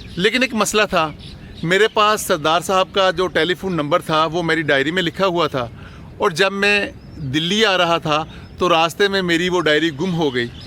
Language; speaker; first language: Urdu; non-native, local second language; Punjabi